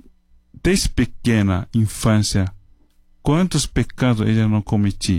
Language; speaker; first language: Portuguese; non-native, fluent; Chinese